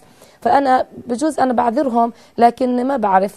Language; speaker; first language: Arabic; native; Arabic